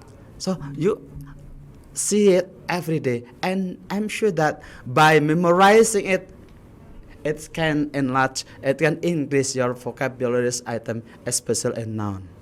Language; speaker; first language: English; non-native, learner; Indonesian